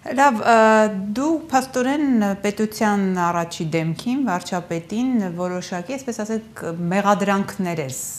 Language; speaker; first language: Armenian; native; Armenian